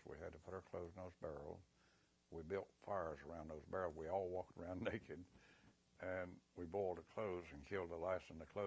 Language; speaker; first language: English; native; English